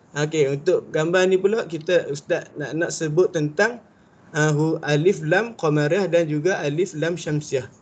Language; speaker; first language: Malay; native; Malay